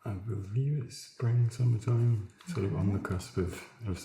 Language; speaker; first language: English; native; English